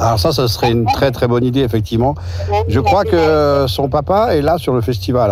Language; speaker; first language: French; native; French